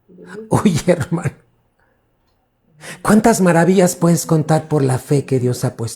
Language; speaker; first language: Spanish; native; Spanish